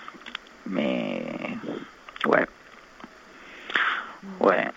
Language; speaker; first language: French; non-native, learner; Hebrew